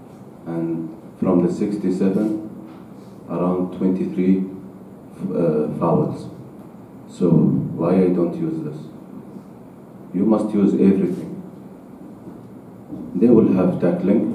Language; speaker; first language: English; non-native, learner; Arabic